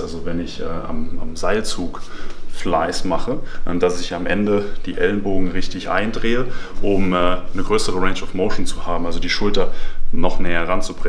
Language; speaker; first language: German; native; German